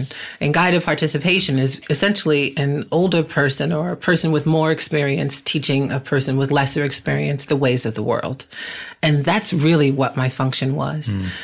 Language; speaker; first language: English; native; English